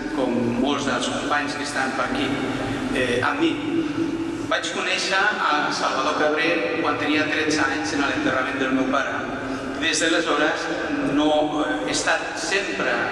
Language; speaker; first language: Catalan; non-native, local second language; Spanish